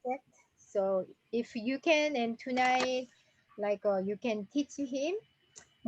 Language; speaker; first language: English; non-native, learner; Korean